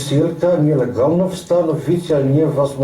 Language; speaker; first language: Russian; non-native, learner; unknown